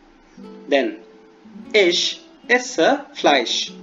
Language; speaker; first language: German; non-native, fluent; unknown